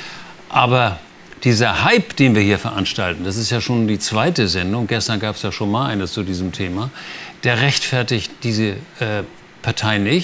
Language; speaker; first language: German; native; German